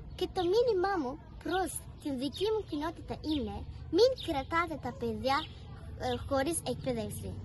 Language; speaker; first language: Greek; early bilingual, other home language; Persian